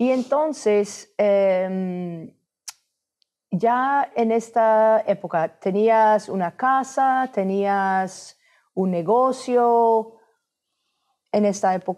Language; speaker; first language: Spanish; non-native, fluent; English